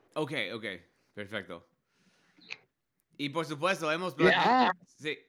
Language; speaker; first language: Spanish; non-native, learner; English